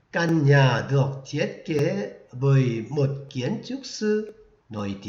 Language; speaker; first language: Vietnamese; non-native, fluent; Korean